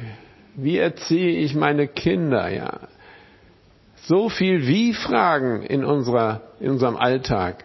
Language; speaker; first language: German; non-native, fluent; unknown